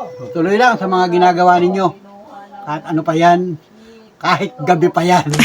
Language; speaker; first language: Filipino; native; Filipino